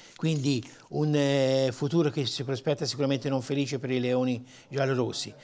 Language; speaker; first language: Italian; native; Italian